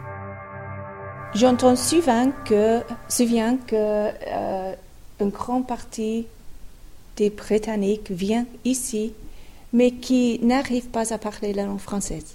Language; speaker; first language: French; non-native, fluent; English